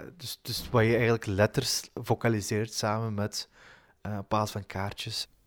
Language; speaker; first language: Dutch; early bilingual, other home language; Turkish